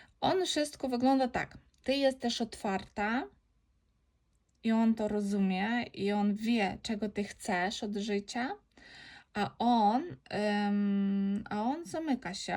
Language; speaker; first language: Polish; non-native, learner; Ukrainian